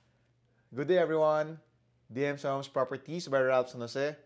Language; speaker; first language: English; non-native, local second language; Filipino